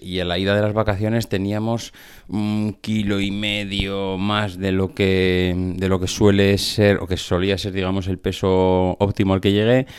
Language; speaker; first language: Spanish; native; Spanish